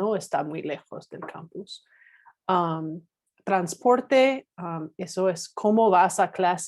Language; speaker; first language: Spanish; non-native, fluent; English